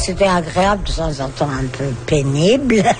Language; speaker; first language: French; non-native, fluent; Persian